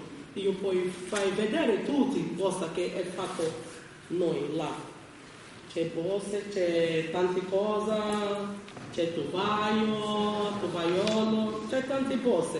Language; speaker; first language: Italian; non-native, learner; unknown